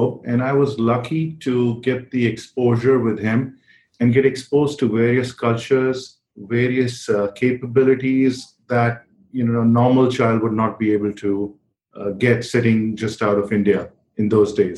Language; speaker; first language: English; non-native, local second language; Hindi